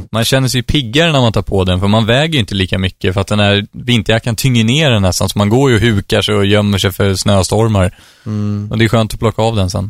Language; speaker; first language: Swedish; native; Swedish